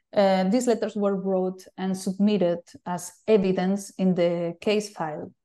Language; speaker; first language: English; non-native, fluent; Galician